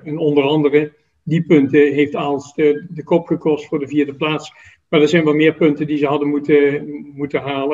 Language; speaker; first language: Dutch; native; Dutch